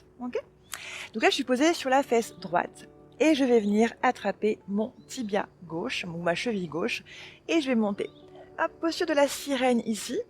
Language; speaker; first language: French; native; French